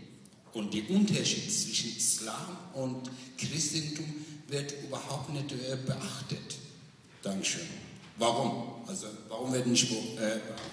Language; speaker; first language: German; non-native, learner; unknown